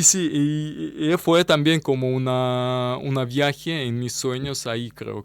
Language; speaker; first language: Spanish; non-native, learner; Russian